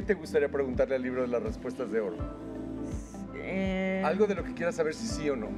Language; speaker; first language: Spanish; native; Spanish